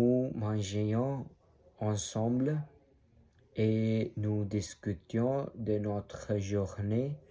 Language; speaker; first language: French; non-native, learner; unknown